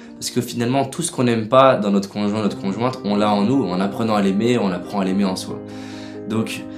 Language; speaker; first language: French; native; French